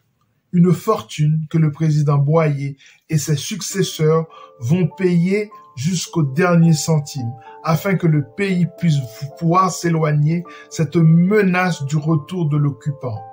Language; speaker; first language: French; non-native, local second language; Haitian Creole